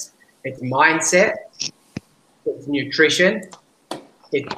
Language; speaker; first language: English; native; English